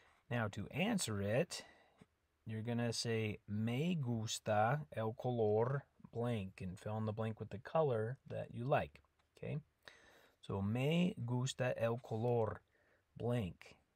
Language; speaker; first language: English; native; English